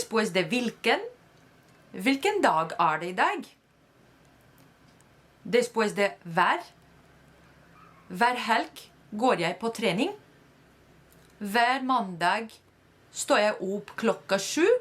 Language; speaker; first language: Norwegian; non-native, fluent; Spanish